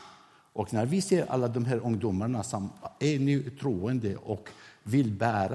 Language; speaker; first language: Swedish; non-native, fluent; Arabic